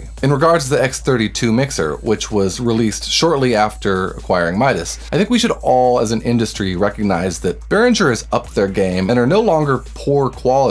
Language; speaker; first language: English; native; English